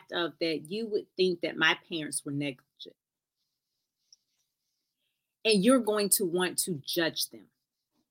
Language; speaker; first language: English; native; English